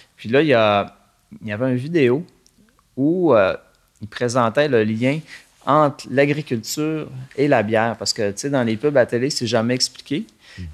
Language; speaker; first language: French; native; French